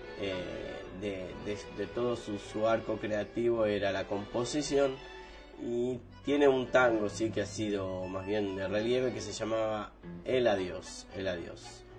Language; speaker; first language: Spanish; native; Spanish